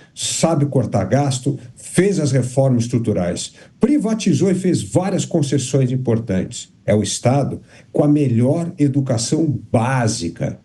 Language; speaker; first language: Portuguese; native; Portuguese